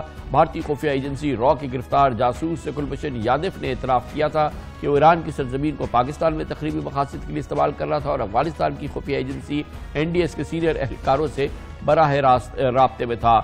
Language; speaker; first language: Urdu; native; Urdu